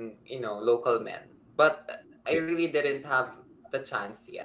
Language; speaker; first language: English; non-native, local second language; Filipino